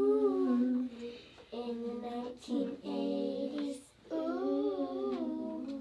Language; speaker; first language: English; native; English